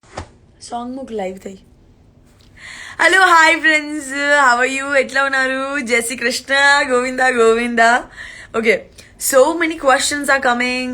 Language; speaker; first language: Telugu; non-native, learner; Gujarati